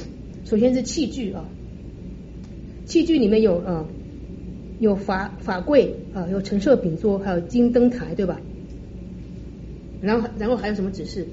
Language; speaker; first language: Chinese; native; Chinese